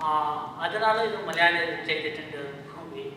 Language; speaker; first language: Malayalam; non-native, learner; Kannada